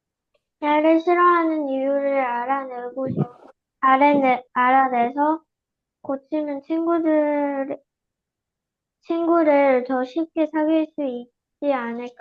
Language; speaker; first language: Korean; early bilingual, heritage; Korean